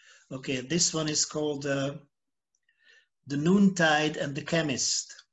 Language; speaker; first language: English; non-native, fluent; Hungarian